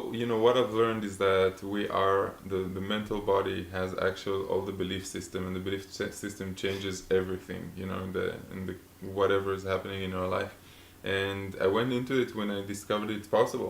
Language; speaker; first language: English; non-native, fluent; Hebrew